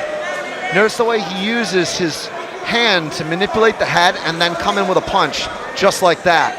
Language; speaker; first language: English; native; English